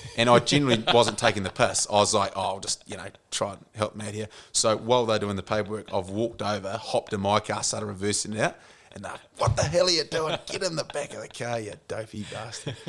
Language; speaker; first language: English; native; English